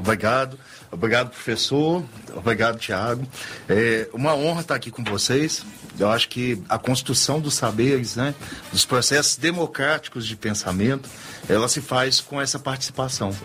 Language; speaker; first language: Portuguese; native; Portuguese